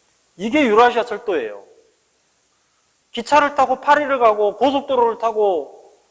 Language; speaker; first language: Korean; native; Korean